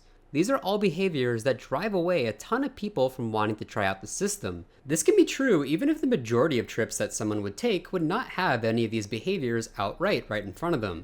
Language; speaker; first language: English; native; English